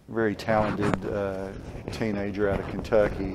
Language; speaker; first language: English; native; English